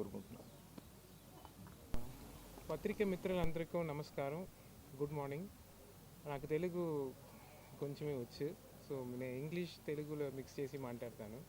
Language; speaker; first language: Telugu; non-native, learner; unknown